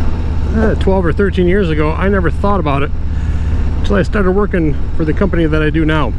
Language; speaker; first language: English; native; English